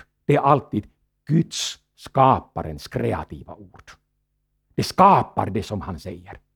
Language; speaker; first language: Swedish; non-native, fluent; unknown